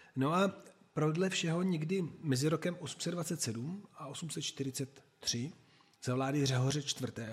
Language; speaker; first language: Czech; non-native, fluent; Italian